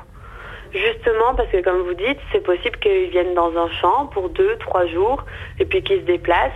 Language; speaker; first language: French; native; French